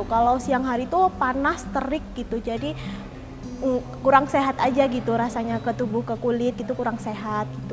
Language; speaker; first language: Indonesian; non-native, local second language; Javanese